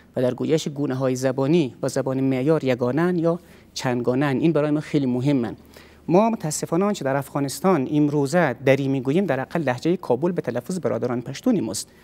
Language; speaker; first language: Persian; native; Persian